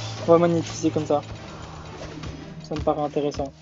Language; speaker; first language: French; native; French